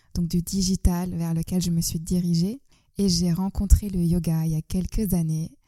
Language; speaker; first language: French; non-native, fluent; Turkish